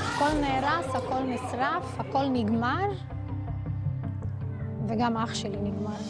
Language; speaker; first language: Hebrew; non-native, local second language; Arabic